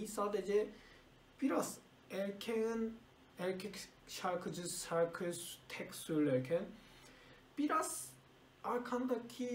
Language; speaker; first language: Turkish; non-native, learner; Korean